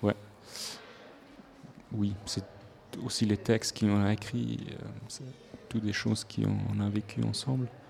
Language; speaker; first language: French; non-native, local second language; Swiss German